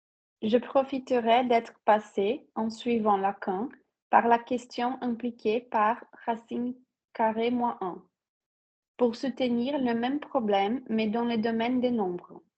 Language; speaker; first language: French; non-native, fluent; Portuguese